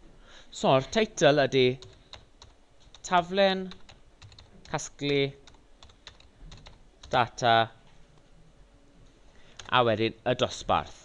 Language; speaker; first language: Welsh; non-native, local second language; English